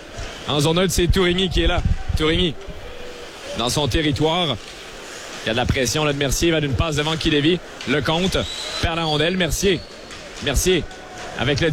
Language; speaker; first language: French; native; French